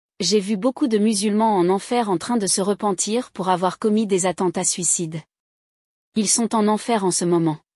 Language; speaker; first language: French; non-native, local second language; Rundi